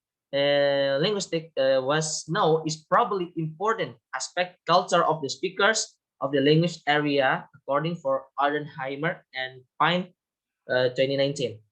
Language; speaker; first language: English; non-native, learner; Indonesian